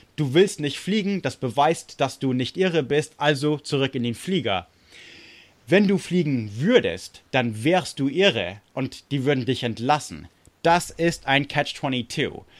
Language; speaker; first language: German; non-native, fluent; English